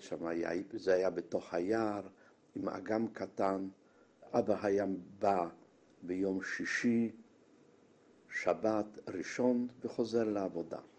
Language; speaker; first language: Hebrew; non-native, fluent; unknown